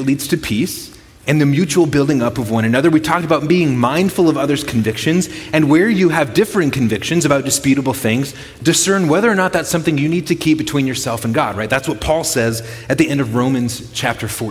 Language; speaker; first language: English; native; English